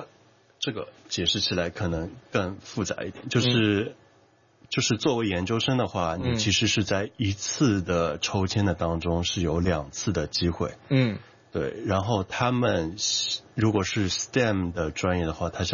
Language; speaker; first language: Chinese; native; Chinese